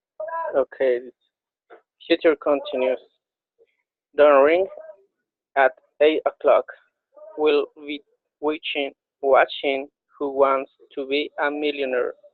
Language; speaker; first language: English; non-native, learner; Spanish